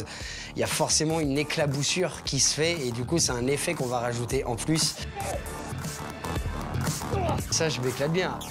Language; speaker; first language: French; native; French